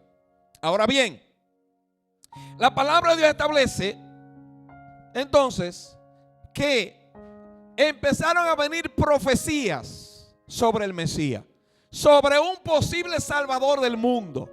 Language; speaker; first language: Spanish; native; Spanish